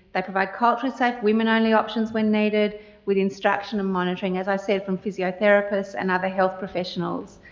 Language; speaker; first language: English; native; English